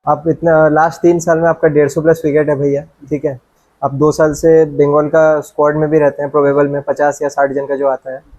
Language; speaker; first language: Hindi; non-native, local second language; Bangla